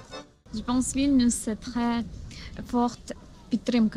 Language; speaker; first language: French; non-native, learner; Ukrainian